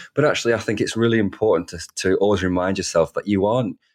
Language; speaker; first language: English; native; English